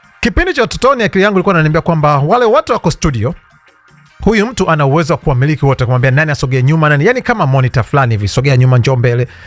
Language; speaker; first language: Swahili; native; Swahili